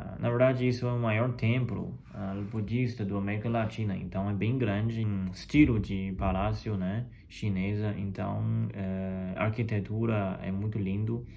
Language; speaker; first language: Portuguese; non-native, fluent; Chinese